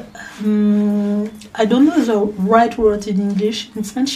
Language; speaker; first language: English; non-native, learner; French